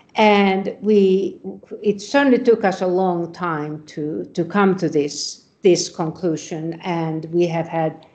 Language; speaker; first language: English; non-native, fluent; Finnish